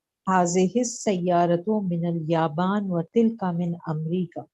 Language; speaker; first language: Arabic; non-native, learner; English